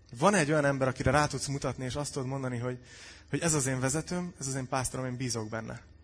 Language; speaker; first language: Hungarian; native; Hungarian